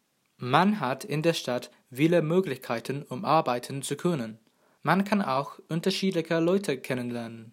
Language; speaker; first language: German; non-native, learner; English